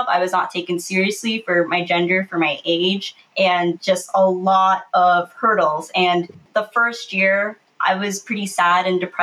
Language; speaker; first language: English; native; English